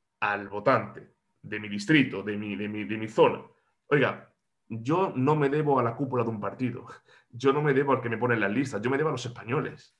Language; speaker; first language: Spanish; native; Spanish